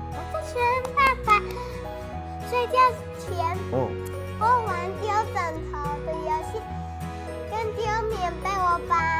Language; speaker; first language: Chinese; early bilingual, other home language; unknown